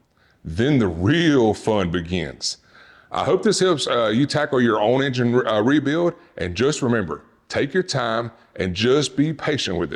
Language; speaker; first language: English; native; English